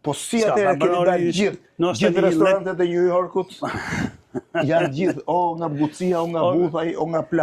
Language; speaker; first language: Albanian; native; Albanian